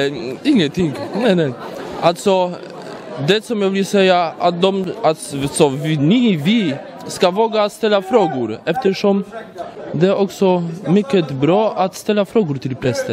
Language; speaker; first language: Swedish; non-native, fluent; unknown